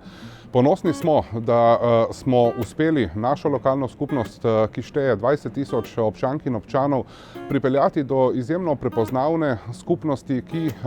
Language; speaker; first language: Slovenian; native; Slovenian